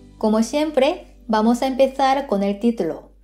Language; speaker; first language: Spanish; non-native, fluent; Korean